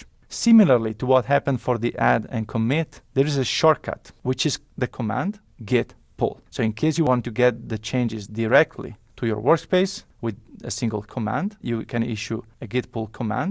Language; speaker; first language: English; non-native, fluent; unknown